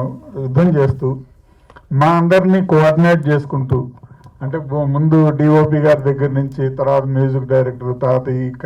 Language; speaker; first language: Telugu; native; Telugu